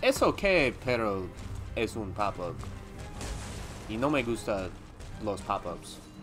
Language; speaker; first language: Spanish; non-native, learner; English